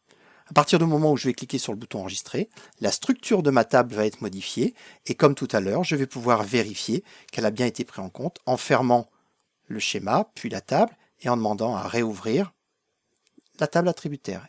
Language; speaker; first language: French; native; French